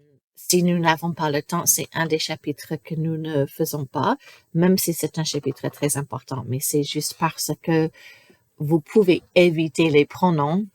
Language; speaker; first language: French; non-native, fluent; English